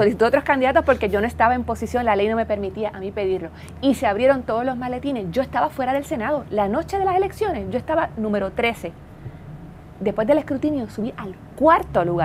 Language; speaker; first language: Spanish; native; Spanish